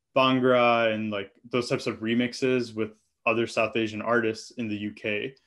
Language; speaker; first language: English; native; English